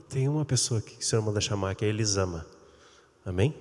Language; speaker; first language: Portuguese; native; Portuguese